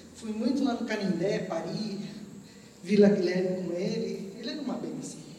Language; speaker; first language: Portuguese; early bilingual, other home language; Armenian